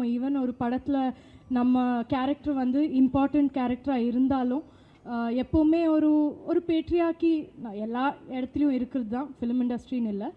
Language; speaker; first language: Tamil; non-native, local second language; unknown